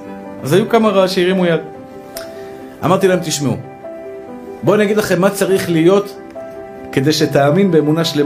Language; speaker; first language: Hebrew; native; Hebrew